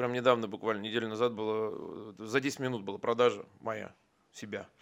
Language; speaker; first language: Russian; native; Russian